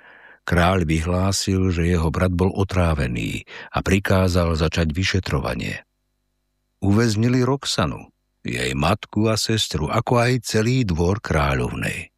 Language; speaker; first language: Slovak; native; Slovak